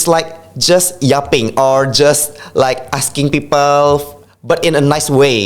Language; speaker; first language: English; non-native, fluent; Indonesian